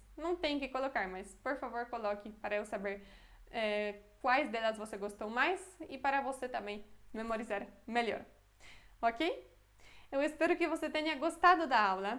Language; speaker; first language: Portuguese; non-native, fluent; Polish